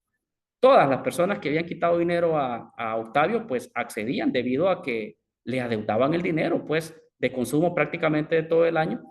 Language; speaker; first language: Spanish; native; Spanish